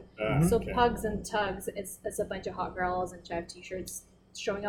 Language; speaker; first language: English; non-native, fluent; Russian